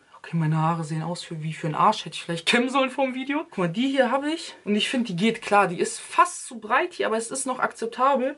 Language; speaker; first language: German; early bilingual, other home language; Turkish